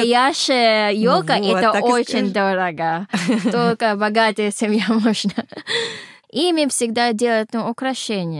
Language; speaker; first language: Russian; non-native, learner; Filipino